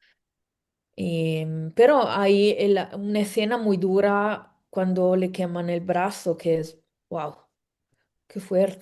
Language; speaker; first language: Spanish; non-native, fluent; Italian